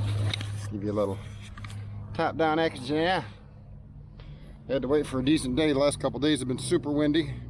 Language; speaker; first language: English; native; English